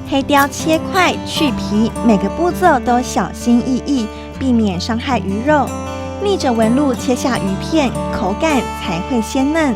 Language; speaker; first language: Chinese; native; Chinese